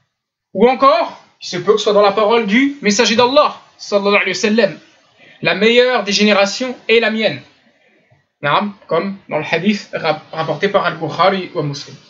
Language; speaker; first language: French; native; French